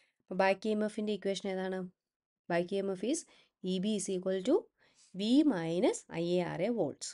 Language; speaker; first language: English; non-native, local second language; Malayalam